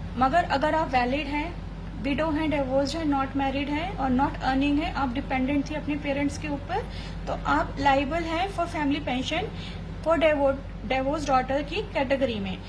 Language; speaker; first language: Hindi; native; Hindi